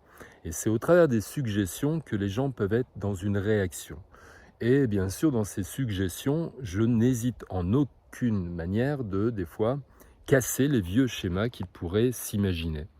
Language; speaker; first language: French; native; French